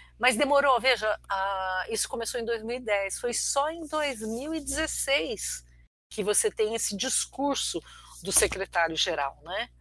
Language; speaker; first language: Portuguese; early bilingual, other home language; Armenian